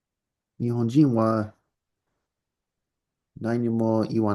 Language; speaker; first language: Japanese; non-native, learner; English